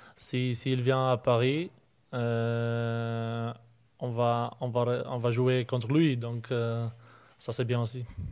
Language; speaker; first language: French; non-native, learner; Polish